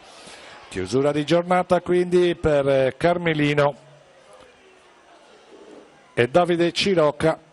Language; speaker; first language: Italian; native; Italian